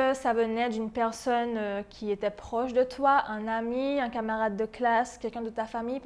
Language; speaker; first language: French; native; French